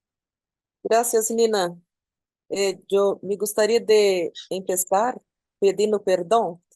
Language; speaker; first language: Spanish; non-native, learner; Portuguese